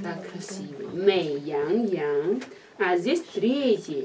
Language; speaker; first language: Russian; non-native, learner; Chinese